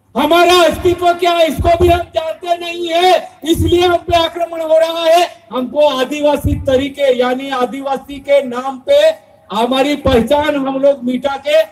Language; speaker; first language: Hindi; non-native, local second language; Bhili